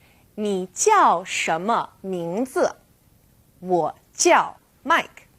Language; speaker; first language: Chinese; non-native, fluent; English